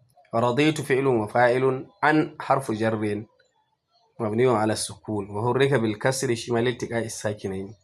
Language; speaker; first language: Arabic; non-native, fluent; Hausa